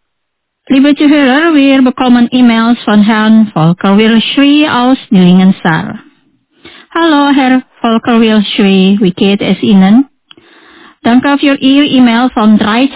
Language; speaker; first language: German; non-native, fluent; Indonesian